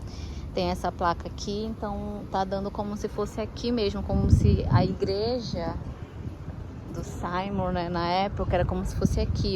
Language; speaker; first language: Portuguese; native; Portuguese